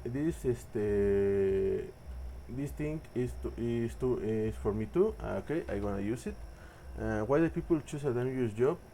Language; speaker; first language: English; non-native, learner; Spanish